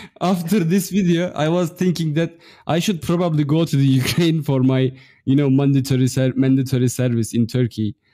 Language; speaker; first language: English; non-native, fluent; Turkish